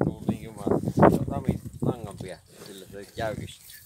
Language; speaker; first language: Finnish; native; Finnish